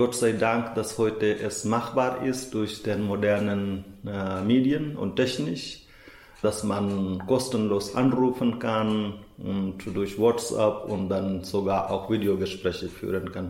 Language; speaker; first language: German; non-native, fluent; Hindi